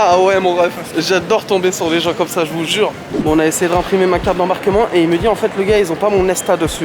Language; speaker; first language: French; native; French